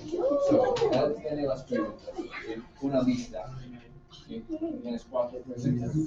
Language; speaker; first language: Spanish; non-native, fluent; English